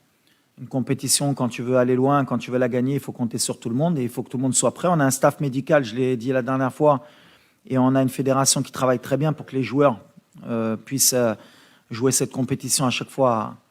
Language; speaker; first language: French; native; French